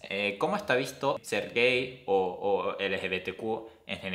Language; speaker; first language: Spanish; non-native, fluent; Japanese